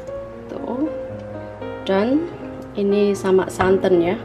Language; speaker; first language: Indonesian; native; Indonesian